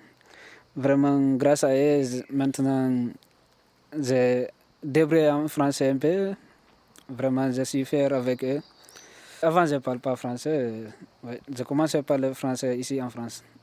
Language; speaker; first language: French; non-native, learner; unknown